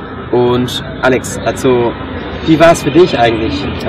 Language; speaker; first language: German; non-native, fluent; English